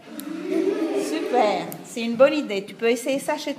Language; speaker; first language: French; non-native, fluent; Romanian